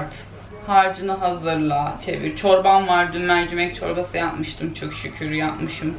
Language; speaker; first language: Turkish; native; Turkish